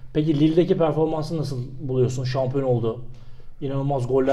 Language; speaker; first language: Turkish; native; Turkish